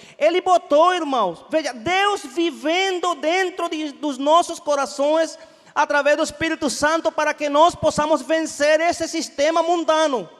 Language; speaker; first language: Portuguese; non-native, fluent; Spanish